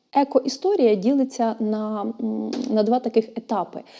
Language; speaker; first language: Ukrainian; native; Ukrainian